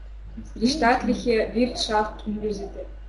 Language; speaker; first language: German; non-native, learner; Russian